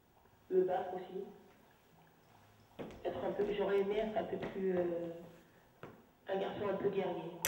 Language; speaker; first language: French; native; French